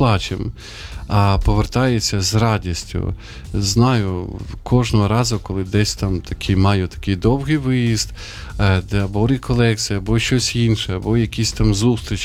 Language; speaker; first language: Ukrainian; native; Ukrainian